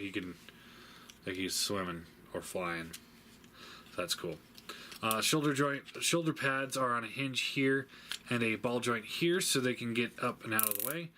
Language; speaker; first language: English; native; English